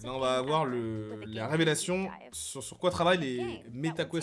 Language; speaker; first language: French; native; French